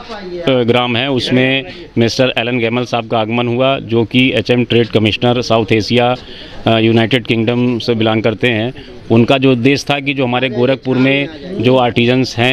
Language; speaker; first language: Hindi; native; Hindi